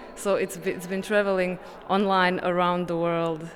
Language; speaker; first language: English; non-native, fluent; Croatian